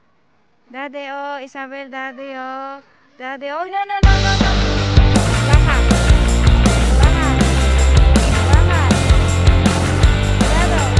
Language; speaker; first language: Spanish; non-native, learner; Filipino